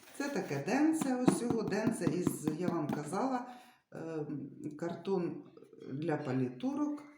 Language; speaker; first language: Ukrainian; non-native, local second language; Russian